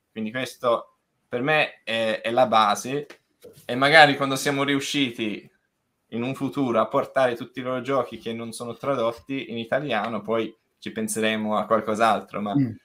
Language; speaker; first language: Italian; non-native, fluent; English